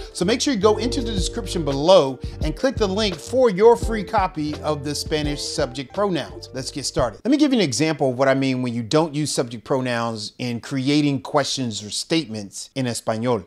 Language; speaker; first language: English; native; English